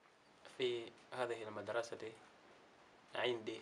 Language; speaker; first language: Arabic; non-native, learner; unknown